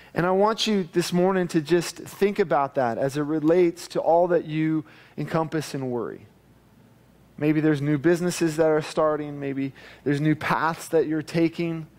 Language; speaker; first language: English; native; English